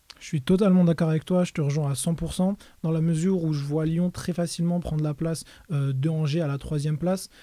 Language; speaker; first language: French; native; French